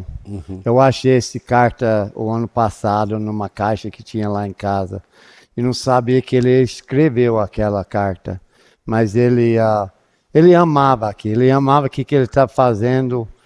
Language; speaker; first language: Portuguese; non-native, fluent; English